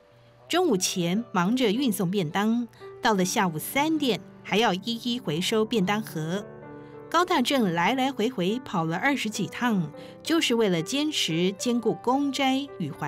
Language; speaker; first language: Chinese; native; Chinese